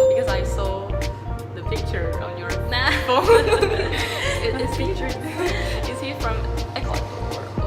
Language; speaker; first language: English; non-native, fluent; Chinese